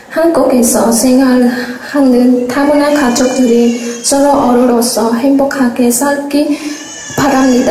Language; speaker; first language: Korean; non-native, learner; Khmer